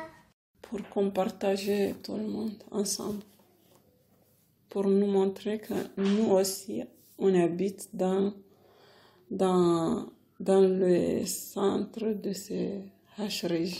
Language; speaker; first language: French; non-native, learner; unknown